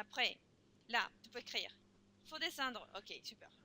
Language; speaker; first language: French; non-native, fluent; Spanish